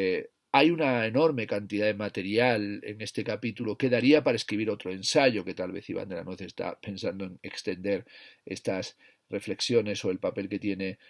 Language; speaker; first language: Spanish; native; Spanish